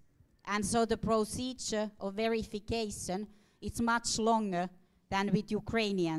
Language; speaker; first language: English; non-native, fluent; Finnish